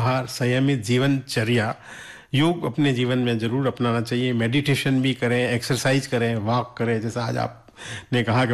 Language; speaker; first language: Hindi; native; Hindi